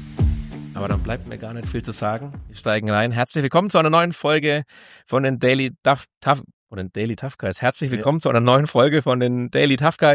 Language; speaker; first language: German; native; German